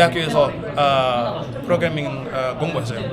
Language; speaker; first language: Korean; non-native, learner; English